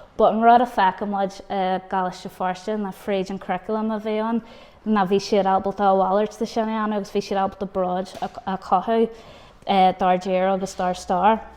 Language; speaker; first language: Irish; non-native, local second language; English